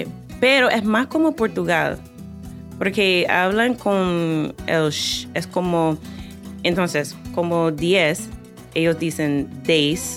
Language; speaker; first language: Spanish; non-native, fluent; English